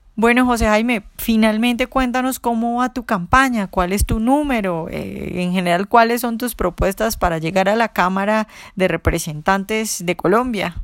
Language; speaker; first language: Spanish; native; Spanish